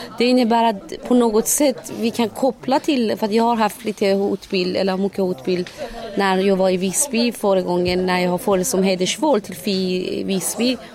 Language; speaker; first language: Swedish; non-native, fluent; Persian